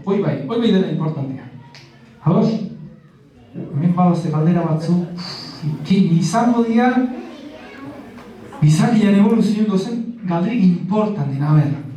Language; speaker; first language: Basque; native; Basque